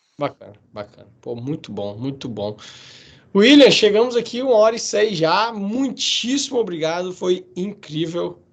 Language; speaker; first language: Portuguese; native; Portuguese